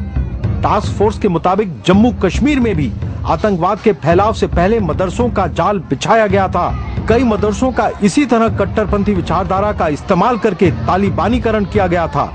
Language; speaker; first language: Hindi; native; Hindi